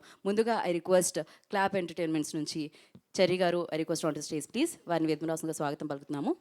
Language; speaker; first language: Telugu; native; Telugu